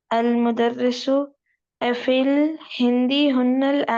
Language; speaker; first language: Arabic; non-native, learner; Urdu